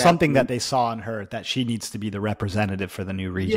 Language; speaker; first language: English; native; English